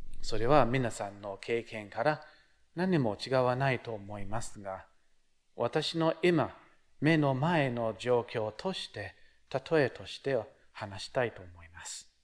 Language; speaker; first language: Japanese; non-native, fluent; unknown